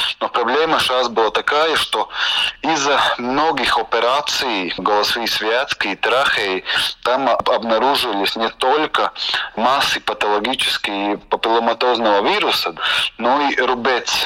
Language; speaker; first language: Russian; non-native, local second language; Latvian